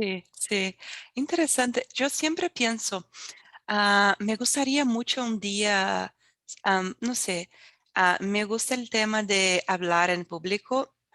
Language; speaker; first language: Spanish; non-native, fluent; Portuguese